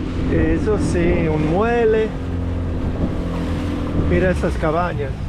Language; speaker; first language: Spanish; non-native, learner; English